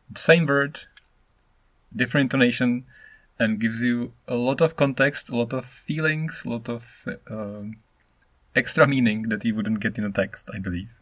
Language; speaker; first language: English; non-native, fluent; Czech